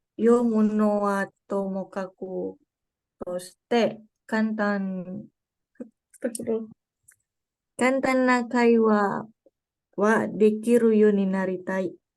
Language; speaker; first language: Japanese; non-native, learner; Indonesian